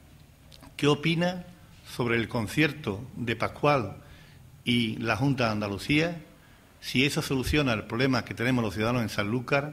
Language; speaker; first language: Spanish; native; Spanish